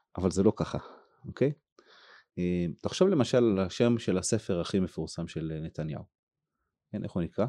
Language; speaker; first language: Hebrew; native; Hebrew